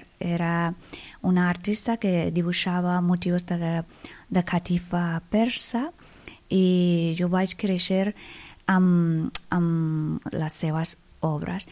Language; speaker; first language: Catalan; non-native, fluent; Persian